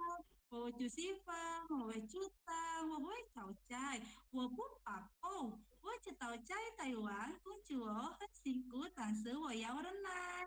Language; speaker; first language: Chinese; non-native, learner; Indonesian